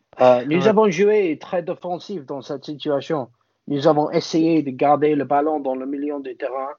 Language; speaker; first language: French; non-native, fluent; English